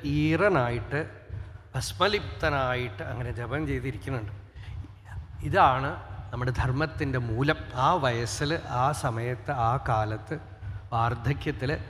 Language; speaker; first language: Malayalam; non-native, local second language; Tamil